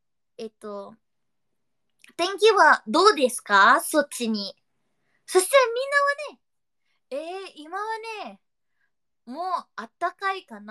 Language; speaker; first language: Japanese; non-native, learner; Indonesian